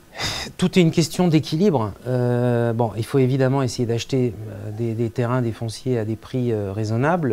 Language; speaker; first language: French; native; French